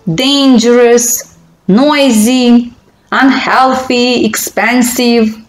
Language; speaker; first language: English; non-native, fluent; Romanian